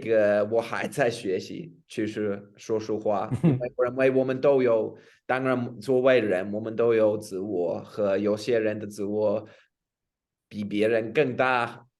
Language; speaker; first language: Chinese; non-native, fluent; English